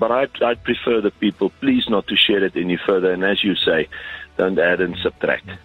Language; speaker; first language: English; non-native, local second language; Afrikaans